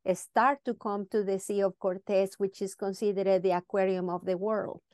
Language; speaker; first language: English; non-native, fluent; Spanish